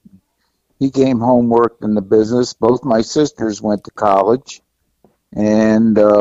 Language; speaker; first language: English; native; English